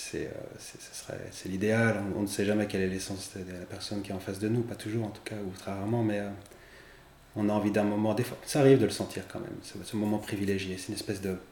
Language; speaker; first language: French; native; French